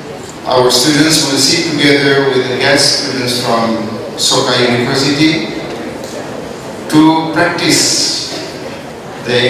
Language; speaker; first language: English; non-native, fluent; Indonesian